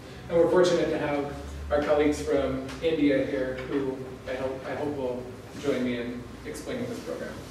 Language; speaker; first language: English; native; English